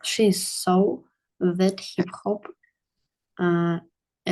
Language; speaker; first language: English; non-native, learner; Russian